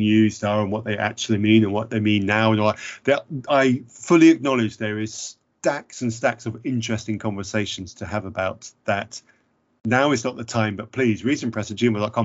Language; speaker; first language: English; native; English